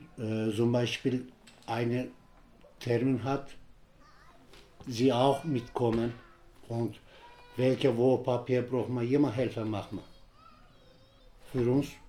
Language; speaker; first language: German; non-native, learner; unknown